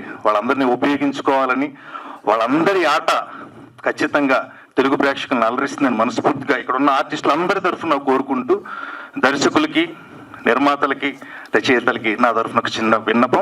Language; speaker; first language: Telugu; native; Telugu